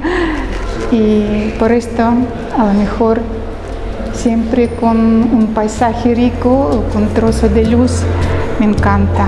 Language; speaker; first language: Spanish; non-native, learner; Russian